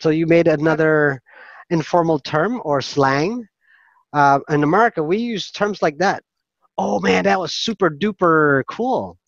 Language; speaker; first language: English; non-native, fluent; Filipino